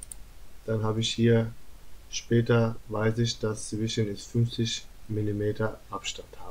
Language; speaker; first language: German; non-native, learner; Turkish